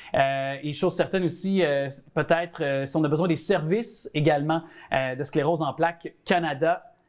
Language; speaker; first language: French; native; French